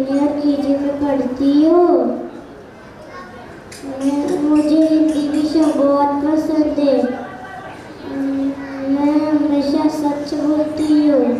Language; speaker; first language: Hindi; non-native, local second language; Gujarati